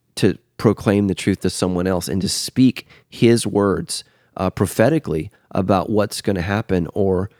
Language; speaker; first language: English; native; English